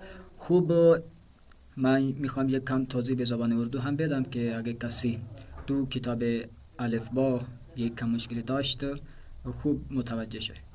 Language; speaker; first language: Persian; non-native, fluent; Urdu